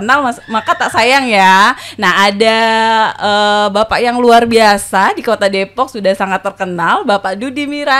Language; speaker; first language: Indonesian; native; Indonesian